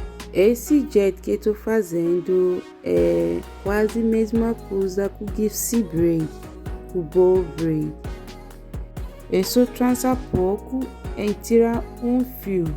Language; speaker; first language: Portuguese; non-native, learner; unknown